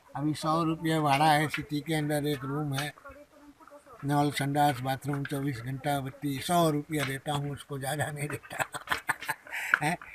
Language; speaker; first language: Hindi; non-native, local second language; Bangla